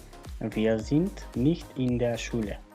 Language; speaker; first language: German; non-native, fluent; Macedonian